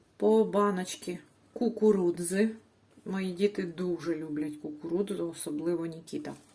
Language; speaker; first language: Ukrainian; native; Ukrainian